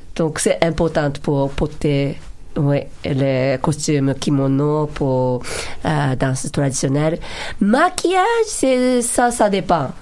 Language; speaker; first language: French; non-native, learner; Japanese